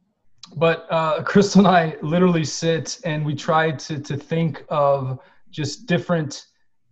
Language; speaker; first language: English; native; English